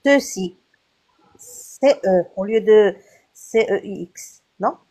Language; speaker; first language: French; non-native, learner; Arabic